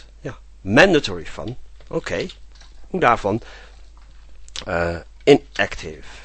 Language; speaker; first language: German; non-native, fluent; Dutch